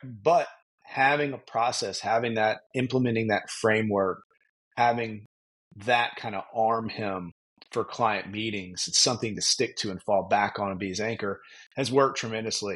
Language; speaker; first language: English; native; English